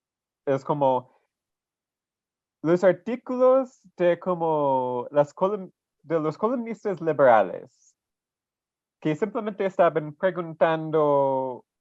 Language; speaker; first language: Spanish; non-native, fluent; English